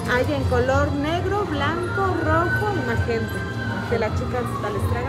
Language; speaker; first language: Spanish; native; Spanish